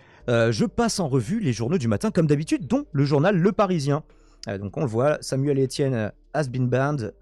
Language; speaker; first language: French; native; French